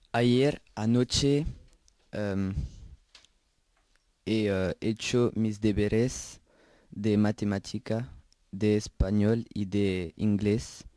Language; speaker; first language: Spanish; non-native, learner; French